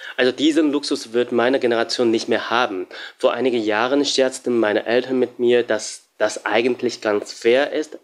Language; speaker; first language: German; non-native, fluent; Chinese